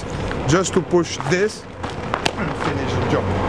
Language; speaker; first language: English; non-native, learner; French